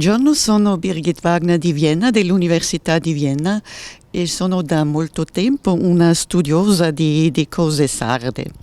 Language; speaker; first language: Italian; non-native, fluent; German